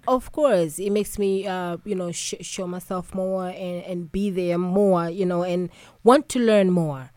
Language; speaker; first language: English; non-native, local second language; Swahili